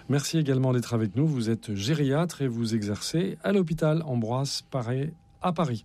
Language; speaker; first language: French; native; French